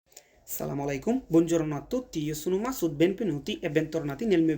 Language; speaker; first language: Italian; non-native, fluent; Bangla